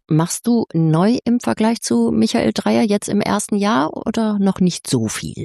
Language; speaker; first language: German; native; German